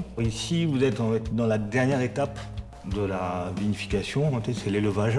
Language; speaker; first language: French; native; French